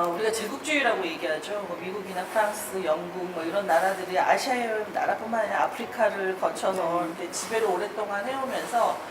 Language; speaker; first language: Korean; native; Korean